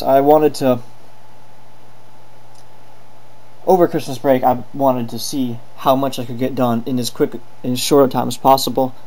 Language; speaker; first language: English; native; English